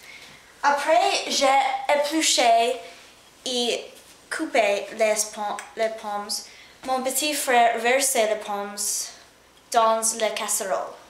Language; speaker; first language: French; non-native, learner; English